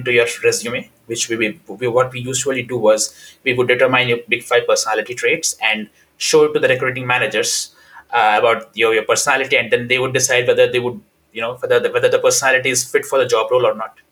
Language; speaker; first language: English; non-native, local second language; Hindi